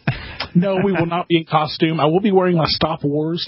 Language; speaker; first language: English; native; English